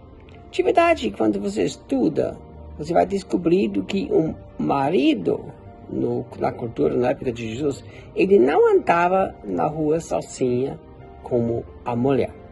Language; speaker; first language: Portuguese; non-native, fluent; German